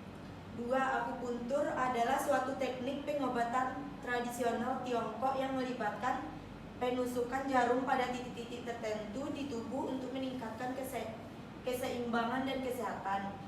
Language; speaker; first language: Indonesian; native; Indonesian